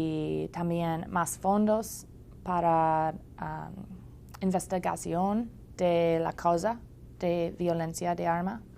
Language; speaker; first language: Spanish; non-native, learner; English